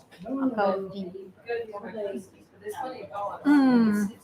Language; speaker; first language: Japanese; non-native, fluent; Chinese